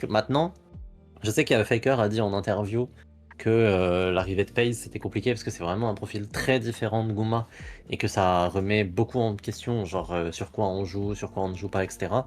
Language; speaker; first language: French; native; French